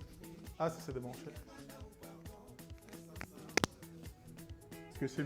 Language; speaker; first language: French; native; French